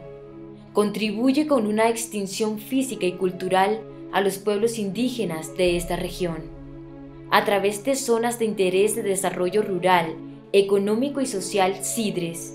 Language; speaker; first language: Spanish; native; Spanish